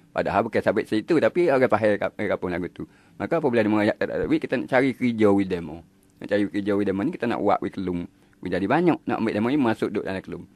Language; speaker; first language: Malay; native; Malay